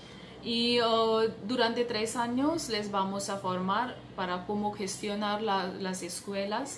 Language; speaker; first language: Spanish; non-native, fluent; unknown